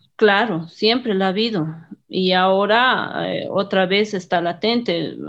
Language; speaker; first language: Spanish; native; Spanish